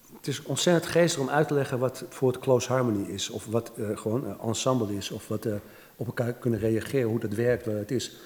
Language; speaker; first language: Dutch; native; Dutch